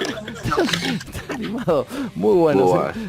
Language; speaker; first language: Spanish; native; Spanish